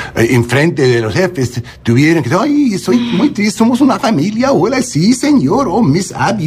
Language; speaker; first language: Spanish; early bilingual, heritage; Spanish